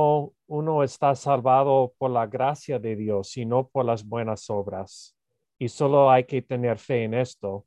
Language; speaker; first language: Spanish; non-native, fluent; English